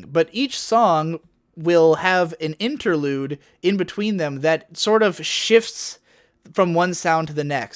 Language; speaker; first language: English; native; English